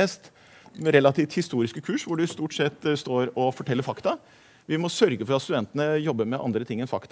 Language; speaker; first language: Norwegian; native; Norwegian